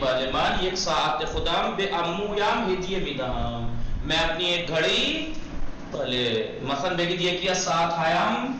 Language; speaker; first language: Persian; non-native, fluent; Urdu